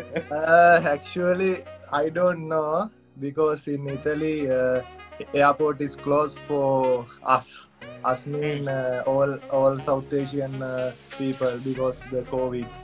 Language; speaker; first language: English; non-native, local second language; Sinhala